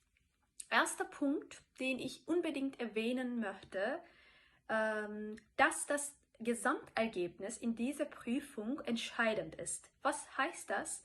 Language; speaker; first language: German; non-native, fluent; Turkish